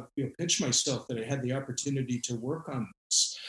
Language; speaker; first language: English; native; English